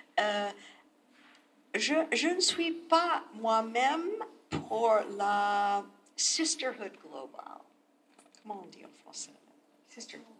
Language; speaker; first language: French; non-native, learner; English